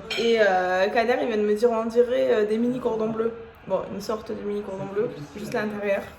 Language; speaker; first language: French; early bilingual, other home language; Arabic